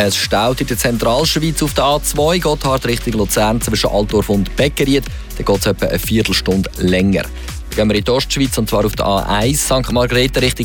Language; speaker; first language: German; native; German